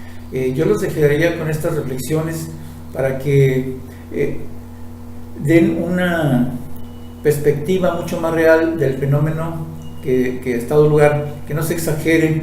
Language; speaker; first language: Spanish; native; Spanish